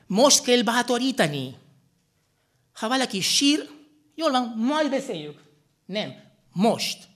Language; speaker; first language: Hungarian; non-native, fluent; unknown